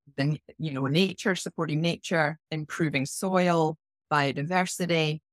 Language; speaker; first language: English; native; English